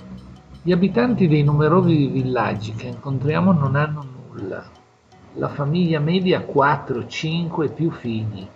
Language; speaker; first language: Italian; native; Italian